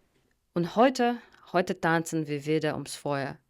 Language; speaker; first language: German; non-native, fluent; Russian